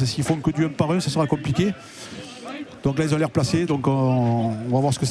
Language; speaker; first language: French; native; French